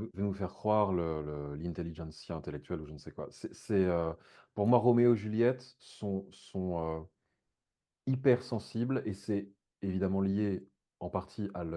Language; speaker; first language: French; native; French